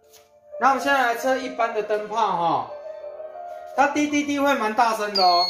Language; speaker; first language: Chinese; native; Chinese